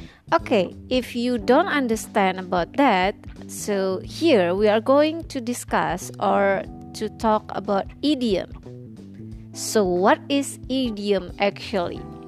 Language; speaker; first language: English; non-native, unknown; Indonesian